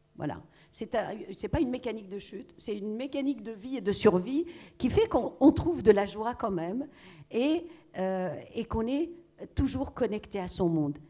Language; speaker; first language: French; non-native, local second language; Arabic